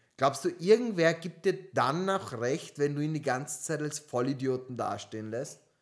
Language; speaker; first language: German; early bilingual, other home language; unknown